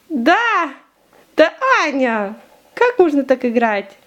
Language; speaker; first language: Russian; native; Russian